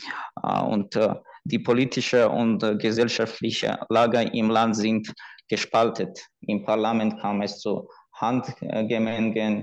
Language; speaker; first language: German; non-native, fluent; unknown